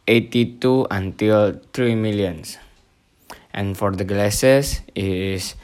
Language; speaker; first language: English; non-native, learner; Indonesian